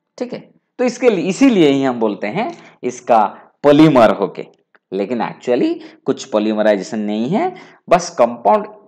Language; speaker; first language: Hindi; non-native, local second language; Bangla